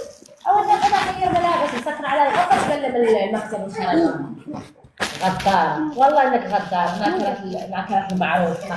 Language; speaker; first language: Arabic; non-native, local second language; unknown